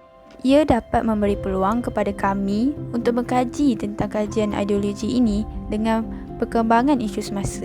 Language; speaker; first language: Malay; native; Malay